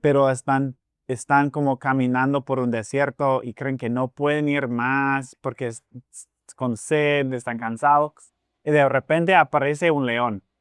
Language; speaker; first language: Spanish; non-native, fluent; English